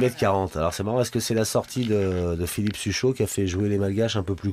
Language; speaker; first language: French; native; French